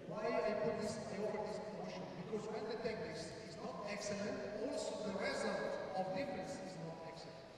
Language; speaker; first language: English; non-native, learner; Italian